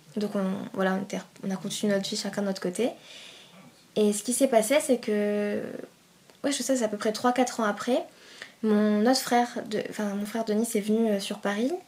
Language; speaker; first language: French; early bilingual, other home language; Persian